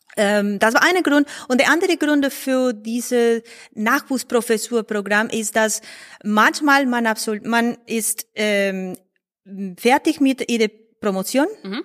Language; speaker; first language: German; non-native, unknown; Spanish